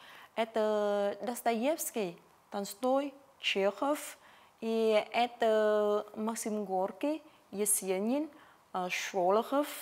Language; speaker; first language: Russian; non-native, fluent; Vietnamese